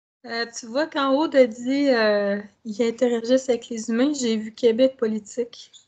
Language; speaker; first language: French; native; French